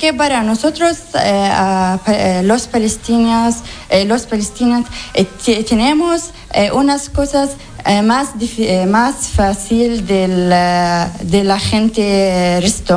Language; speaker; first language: Spanish; non-native, learner; Arabic